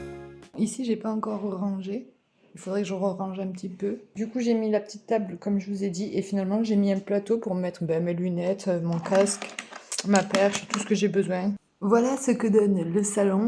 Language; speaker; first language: French; native; French